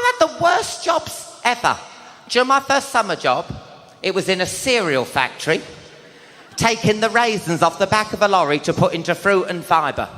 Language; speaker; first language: English; native; English